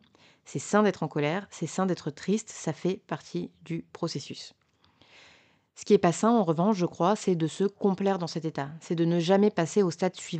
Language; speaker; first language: French; native; French